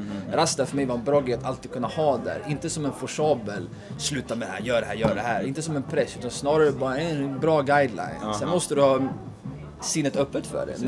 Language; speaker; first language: Swedish; native; Swedish